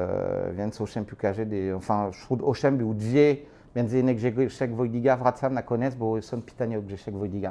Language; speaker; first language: Polish; non-native, learner; French